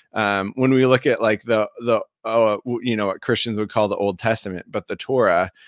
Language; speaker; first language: English; native; English